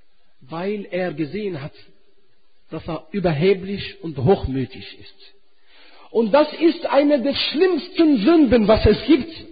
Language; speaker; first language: German; non-native, fluent; Arabic